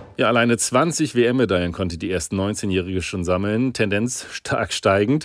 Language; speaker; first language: German; native; German